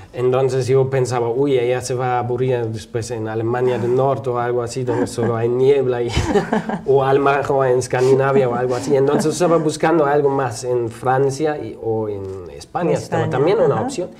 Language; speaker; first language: Spanish; non-native, fluent; German